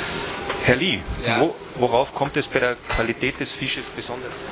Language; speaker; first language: German; native; German